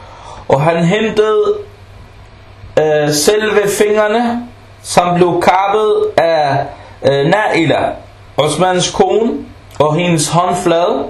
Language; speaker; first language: Danish; non-native, local second language; Arabic